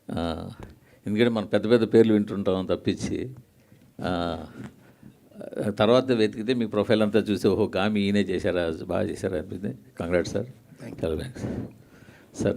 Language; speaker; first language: Telugu; native; Telugu